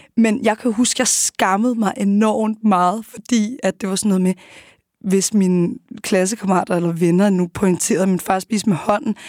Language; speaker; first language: Danish; early bilingual, other home language; Arabic